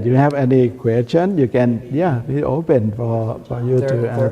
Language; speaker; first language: English; non-native, learner; Thai